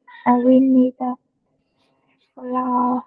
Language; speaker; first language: English; non-native, learner; Vietnamese